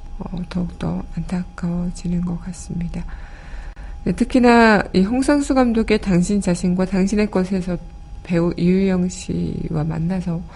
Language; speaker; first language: Korean; native; Korean